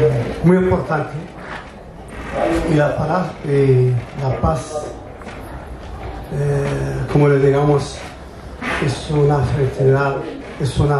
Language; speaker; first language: Spanish; non-native, learner; French